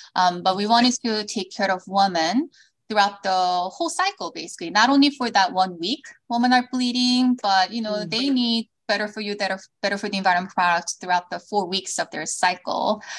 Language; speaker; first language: English; early bilingual, other home language; Korean